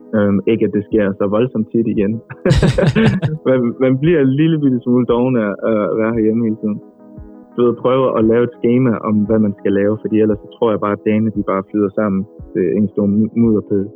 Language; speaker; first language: Danish; native; Danish